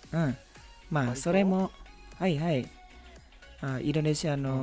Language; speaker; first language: Japanese; non-native, learner; Indonesian